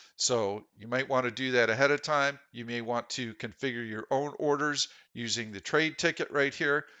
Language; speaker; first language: English; native; English